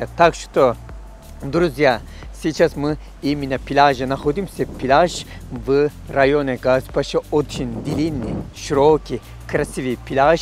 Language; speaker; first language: Russian; non-native, fluent; Turkish